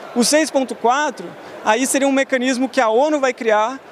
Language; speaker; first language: Portuguese; native; Portuguese